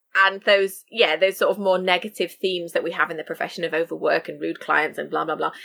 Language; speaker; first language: English; native; English